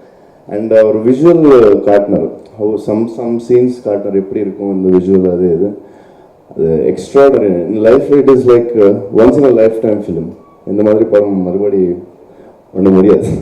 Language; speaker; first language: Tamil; non-native, learner; Telugu